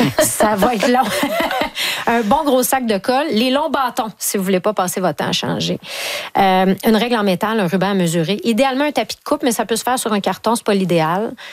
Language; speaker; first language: French; native; French